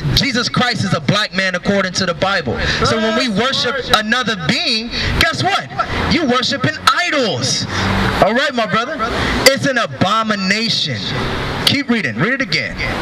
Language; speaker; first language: English; native; English